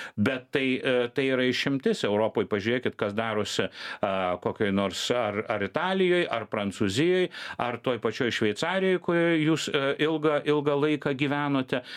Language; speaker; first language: Lithuanian; native; Lithuanian